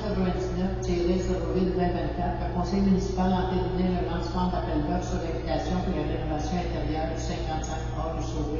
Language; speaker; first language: French; native; French